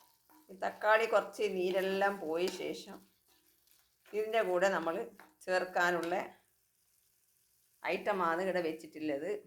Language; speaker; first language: Malayalam; native; Malayalam